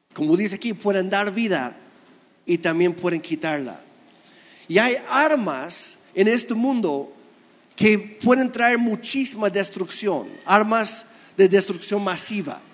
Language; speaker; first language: Spanish; non-native, fluent; English